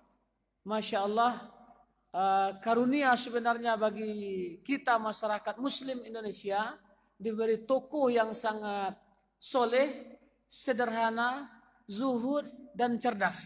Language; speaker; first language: Indonesian; non-native, local second language; Minangkabau